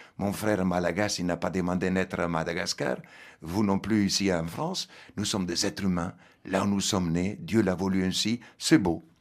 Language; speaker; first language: French; non-native, fluent; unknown